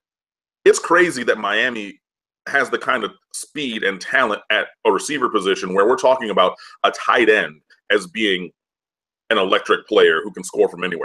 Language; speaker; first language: English; native; English